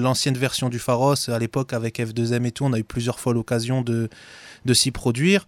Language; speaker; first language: French; native; French